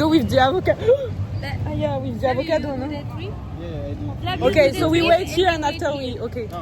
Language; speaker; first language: English; non-native, learner; French